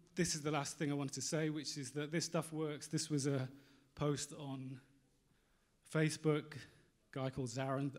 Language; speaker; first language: English; native; English